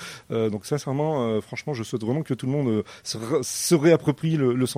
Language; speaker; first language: French; native; French